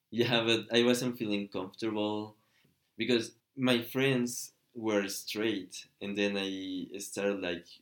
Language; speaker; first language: English; non-native, fluent; Spanish